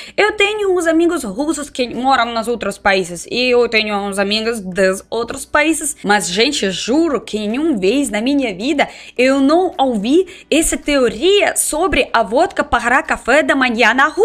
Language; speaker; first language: Portuguese; non-native, fluent; Russian